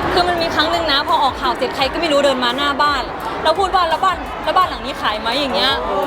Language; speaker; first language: Thai; native; Thai